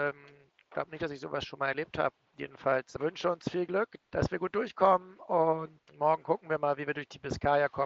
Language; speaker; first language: German; native; German